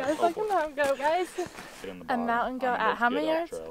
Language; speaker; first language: English; native; English